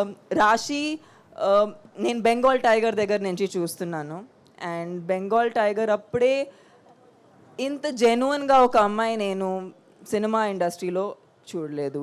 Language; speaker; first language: Telugu; non-native, local second language; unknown